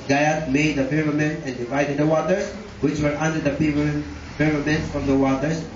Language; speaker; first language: English; non-native, local second language; Filipino